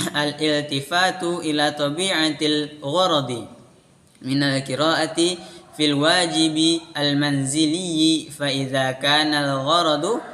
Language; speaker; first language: Arabic; non-native, learner; Indonesian